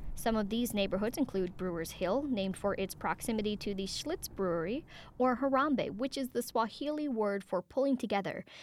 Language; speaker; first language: English; native; English